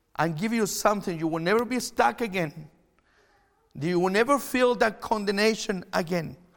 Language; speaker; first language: English; non-native, fluent; Spanish